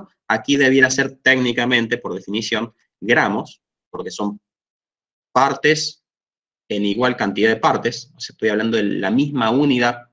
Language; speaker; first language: Spanish; native; Spanish